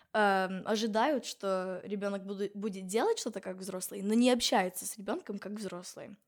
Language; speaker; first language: Russian; non-native, fluent; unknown